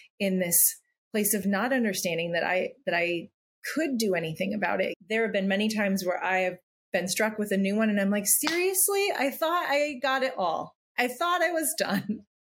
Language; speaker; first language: English; native; English